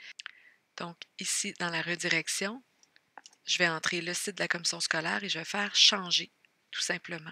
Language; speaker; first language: French; native; French